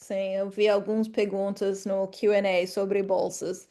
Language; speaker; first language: Portuguese; non-native, fluent; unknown